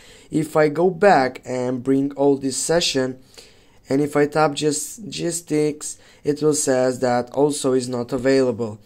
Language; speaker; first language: English; non-native, fluent; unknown